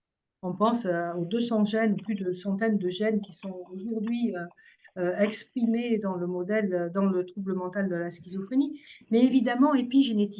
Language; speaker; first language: French; native; French